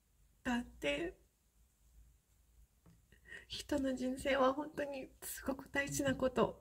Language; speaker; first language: Japanese; non-native, fluent; Ukrainian